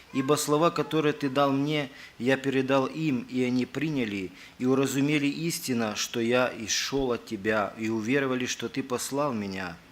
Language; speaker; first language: Russian; native; Russian